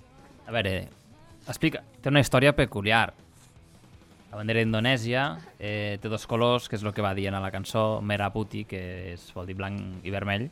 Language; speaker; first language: Catalan; native; Catalan